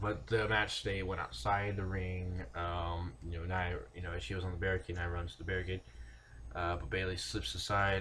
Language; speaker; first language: English; native; English